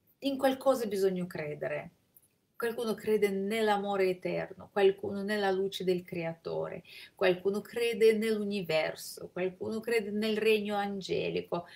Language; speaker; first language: Italian; non-native, fluent; Russian